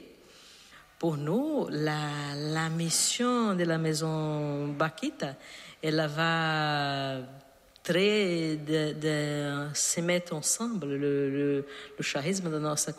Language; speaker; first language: French; non-native, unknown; Portuguese